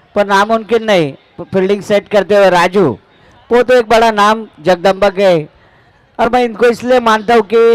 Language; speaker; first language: Hindi; non-native, local second language; Marathi